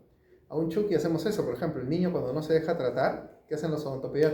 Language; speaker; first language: Spanish; native; Spanish